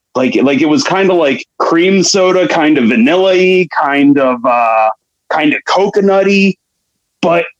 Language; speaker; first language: English; native; English